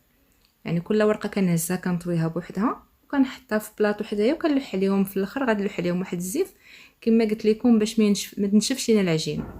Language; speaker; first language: Arabic; native; Arabic